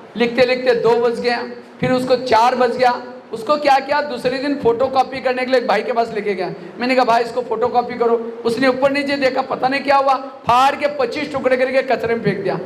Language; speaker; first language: Hindi; non-native, local second language; Marathi